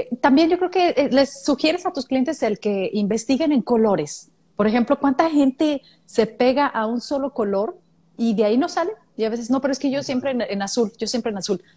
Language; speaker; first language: Spanish; native; Spanish